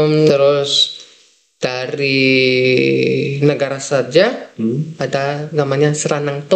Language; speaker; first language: Indonesian; non-native, fluent; Dutch